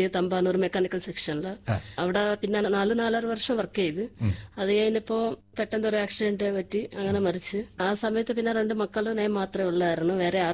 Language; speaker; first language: Malayalam; non-native, local second language; Telugu